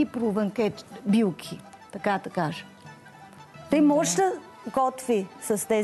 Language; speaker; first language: Bulgarian; non-native, learner; Chinese